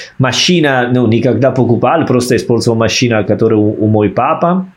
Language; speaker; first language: Russian; non-native, fluent; Italian